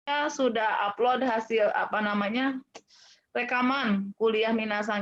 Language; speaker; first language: Indonesian; native; Indonesian